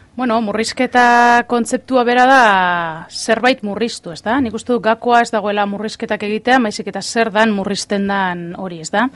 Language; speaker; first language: Basque; native; Basque